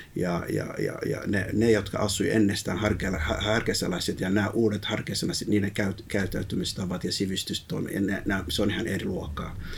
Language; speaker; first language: Finnish; early bilingual, other home language; Somali